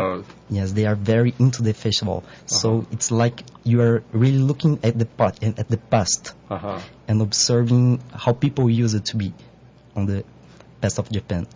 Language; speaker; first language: English; non-native, fluent; Portuguese